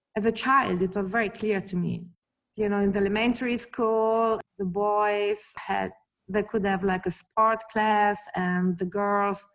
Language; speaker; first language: English; non-native, fluent; Italian